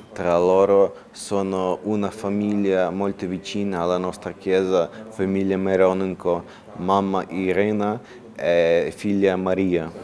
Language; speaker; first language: Italian; non-native, learner; Ukrainian